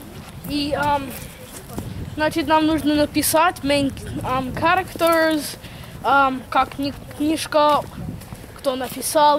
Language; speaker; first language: Russian; early bilingual, heritage; Russian